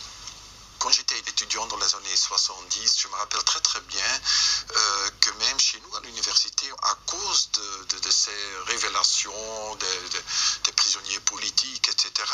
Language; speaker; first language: French; non-native, fluent; Dutch